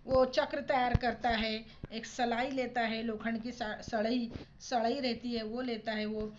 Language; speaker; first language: Hindi; non-native, local second language; Marathi